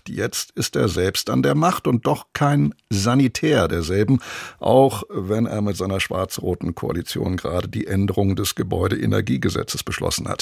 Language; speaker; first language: German; native; German